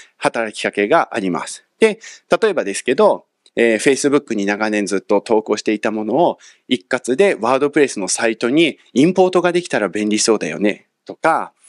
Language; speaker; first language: Japanese; early bilingual, other home language; English